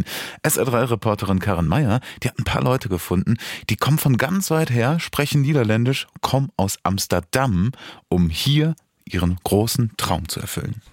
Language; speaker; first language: German; native; German